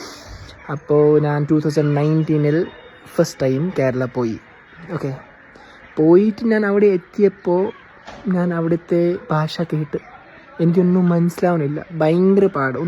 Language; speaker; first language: Malayalam; non-native, local second language; Kashmiri